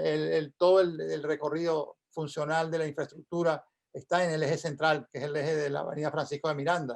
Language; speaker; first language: Spanish; native; Spanish